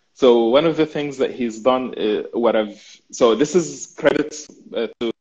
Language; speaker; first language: English; non-native, fluent; Arabic